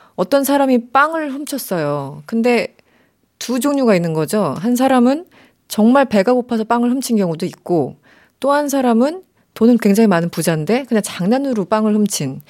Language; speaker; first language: Korean; native; Korean